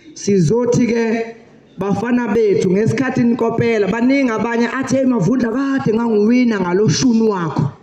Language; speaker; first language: Zulu; native; Zulu